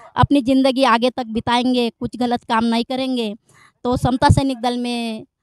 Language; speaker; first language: Hindi; non-native, local second language; Marathi